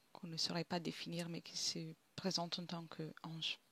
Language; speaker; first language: French; non-native, fluent; Italian